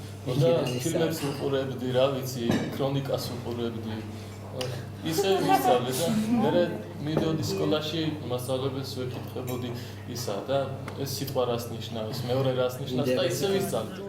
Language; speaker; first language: Georgian; non-native, local second language; Armenian